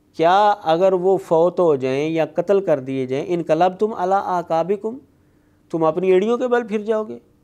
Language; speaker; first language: Urdu; non-native, local second language; Punjabi